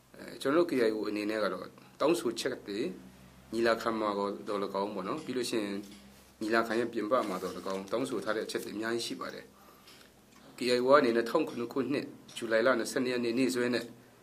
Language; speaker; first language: Burmese; non-native, local second language; Kachin